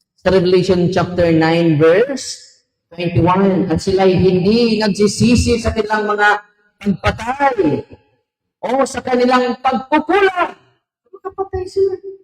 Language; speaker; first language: Filipino; non-native, local second language; Hiligaynon